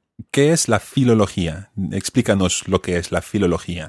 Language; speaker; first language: Spanish; non-native, fluent; English